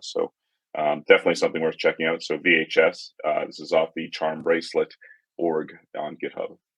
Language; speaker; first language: English; native; English